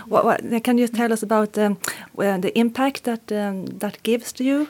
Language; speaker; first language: English; non-native, fluent; Swedish